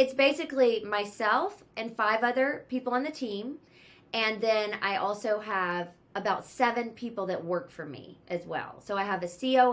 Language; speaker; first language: English; native; English